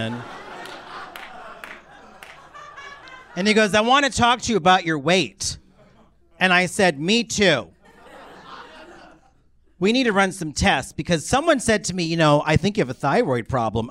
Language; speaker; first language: English; native; English